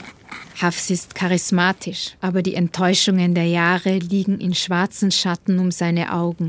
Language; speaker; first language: German; native; German